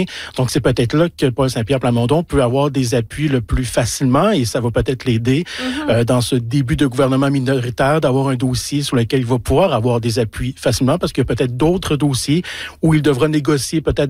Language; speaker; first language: French; native; French